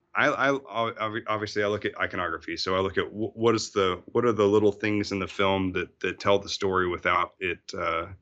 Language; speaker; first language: English; native; English